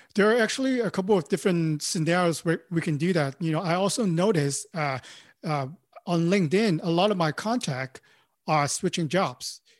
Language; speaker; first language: English; non-native, local second language; Cantonese